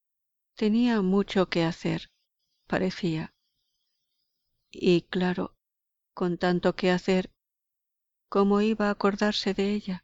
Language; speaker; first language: Spanish; native; Spanish